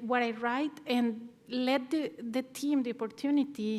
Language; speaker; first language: English; non-native, fluent; Spanish